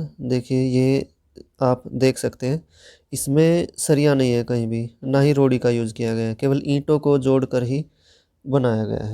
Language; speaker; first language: Hindi; native; Hindi